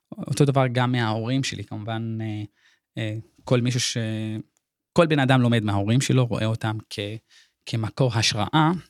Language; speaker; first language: Hebrew; non-native, local second language; Arabic